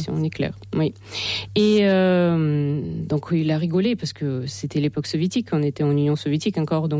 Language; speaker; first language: French; non-native, fluent; Russian